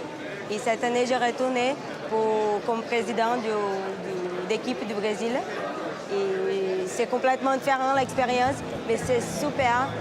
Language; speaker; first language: French; non-native, fluent; Portuguese